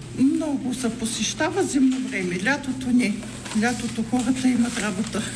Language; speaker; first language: Bulgarian; native; Bulgarian